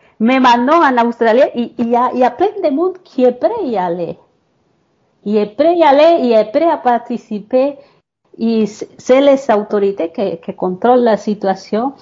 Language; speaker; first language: French; non-native, fluent; Spanish